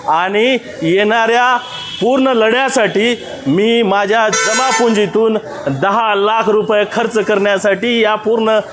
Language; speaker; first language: Marathi; non-native, local second language; Lambadi